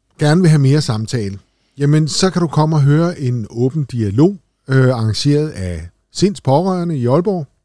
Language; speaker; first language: Danish; native; Danish